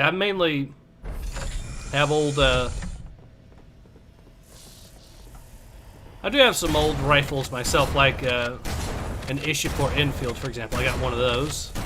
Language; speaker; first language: English; native; English